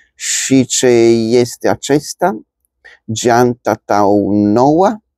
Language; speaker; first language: Romanian; non-native, learner; Spanish